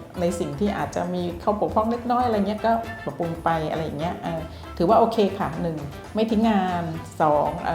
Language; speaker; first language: Thai; native; Thai